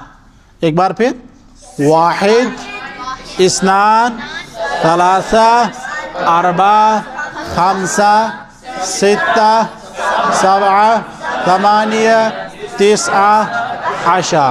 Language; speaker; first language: Arabic; non-native, fluent; Urdu